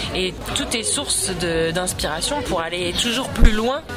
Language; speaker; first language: French; native; French